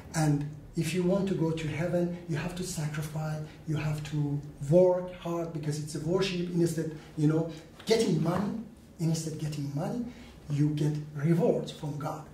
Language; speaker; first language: English; non-native, learner; Persian